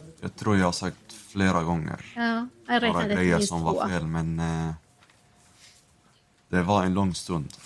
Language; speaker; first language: Swedish; non-native, fluent; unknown